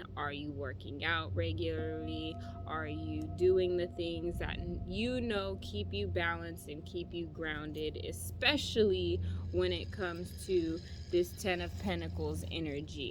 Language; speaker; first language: English; native; English